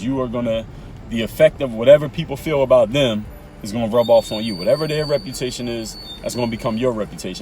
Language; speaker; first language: English; native; English